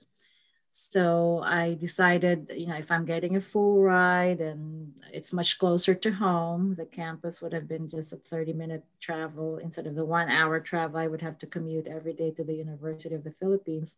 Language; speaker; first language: English; non-native, local second language; Filipino